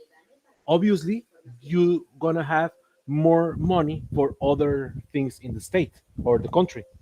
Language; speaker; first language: English; non-native, learner; Spanish